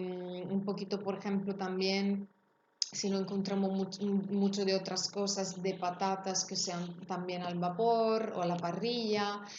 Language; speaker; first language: Spanish; non-native, fluent; Italian